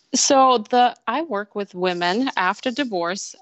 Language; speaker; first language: English; non-native, fluent; Russian